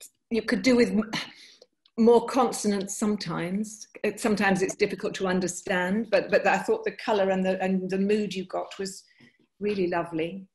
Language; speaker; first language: English; native; English